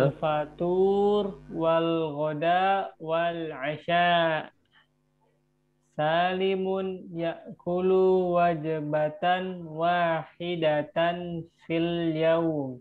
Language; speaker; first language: Arabic; non-native, learner; Indonesian